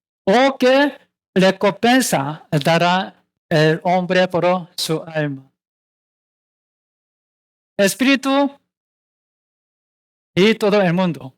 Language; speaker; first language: Spanish; non-native, learner; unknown